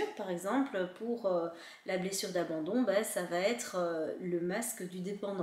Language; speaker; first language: French; native; French